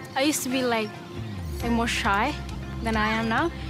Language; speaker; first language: English; non-native, fluent; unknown